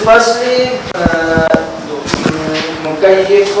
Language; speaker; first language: Arabic; non-native, learner; Urdu